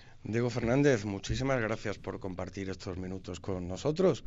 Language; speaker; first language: Spanish; native; Spanish